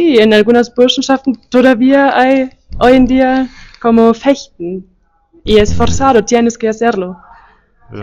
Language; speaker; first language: Spanish; non-native, fluent; German